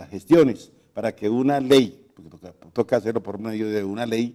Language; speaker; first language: Spanish; native; Spanish